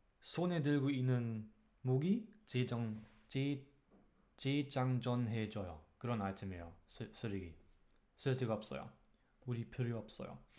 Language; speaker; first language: Korean; non-native, learner; German